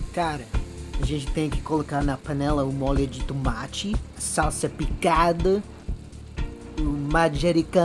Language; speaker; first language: Portuguese; native; Portuguese